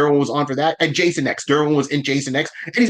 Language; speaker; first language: English; native; English